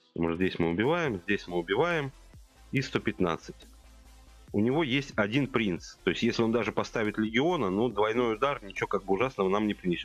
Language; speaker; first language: Russian; native; Russian